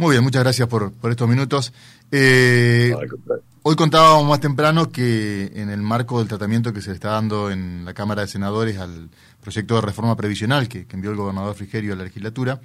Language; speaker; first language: Spanish; native; Spanish